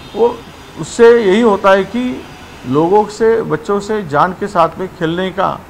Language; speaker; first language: Hindi; non-native, local second language; Marathi